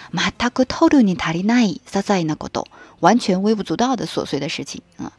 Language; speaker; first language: Japanese; non-native, fluent; Chinese